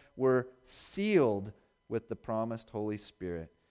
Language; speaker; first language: English; native; English